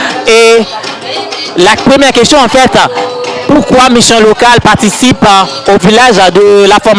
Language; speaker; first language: French; native; French